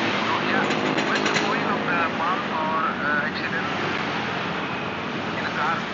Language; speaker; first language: English; non-native, learner; Indonesian